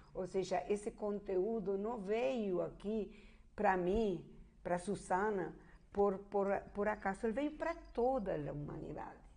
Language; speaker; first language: Portuguese; non-native, fluent; Spanish